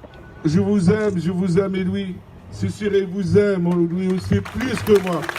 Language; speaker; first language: French; non-native, learner; Arabic